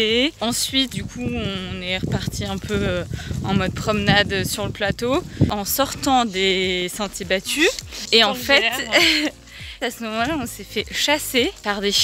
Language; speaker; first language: French; native; French